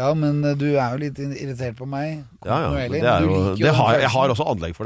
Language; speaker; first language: Norwegian; native; Norwegian